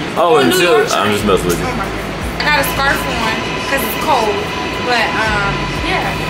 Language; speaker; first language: English; native; English